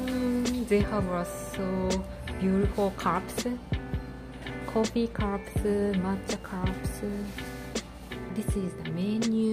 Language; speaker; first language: English; non-native, learner; Japanese